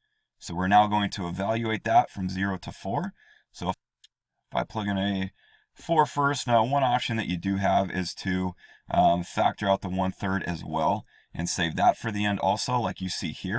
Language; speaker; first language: English; native; English